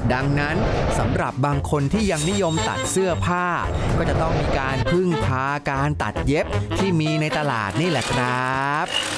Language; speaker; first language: Thai; native; Thai